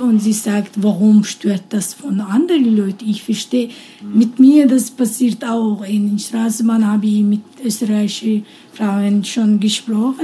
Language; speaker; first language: German; non-native, learner; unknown